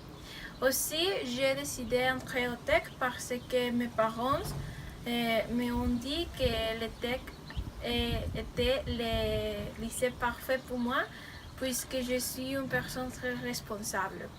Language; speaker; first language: French; non-native, learner; Spanish